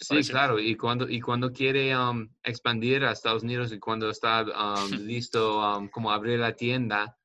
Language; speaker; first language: Spanish; non-native, learner; English